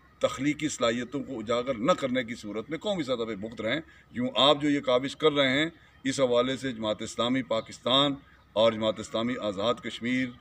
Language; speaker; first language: Urdu; non-native, local second language; Pahari-Potwari